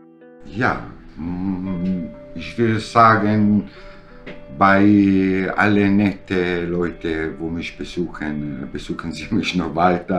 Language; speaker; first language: German; non-native, learner; Italian